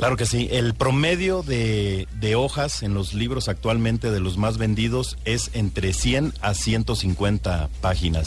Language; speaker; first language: Spanish; native; Spanish